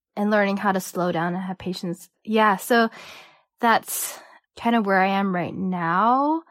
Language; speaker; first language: English; early bilingual, other home language; Cantonese